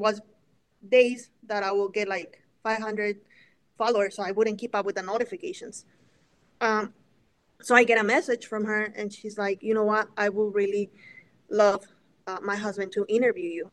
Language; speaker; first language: English; non-native, fluent; Spanish